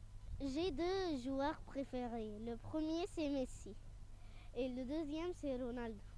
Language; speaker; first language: French; non-native, fluent; Arabic